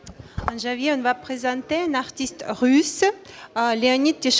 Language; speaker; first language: French; non-native, fluent; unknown